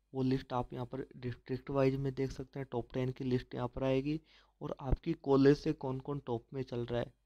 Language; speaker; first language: Hindi; native; Hindi